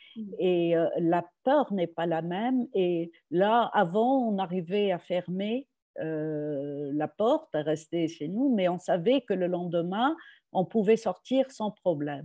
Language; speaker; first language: French; non-native, local second language; Arabic